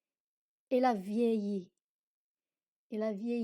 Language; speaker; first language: French; non-native, local second language; Arabic